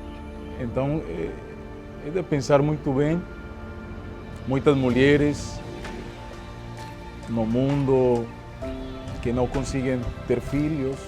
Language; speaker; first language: Portuguese; non-native, fluent; Spanish